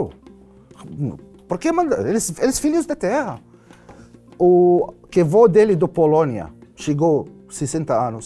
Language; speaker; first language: Portuguese; non-native, learner; Arabic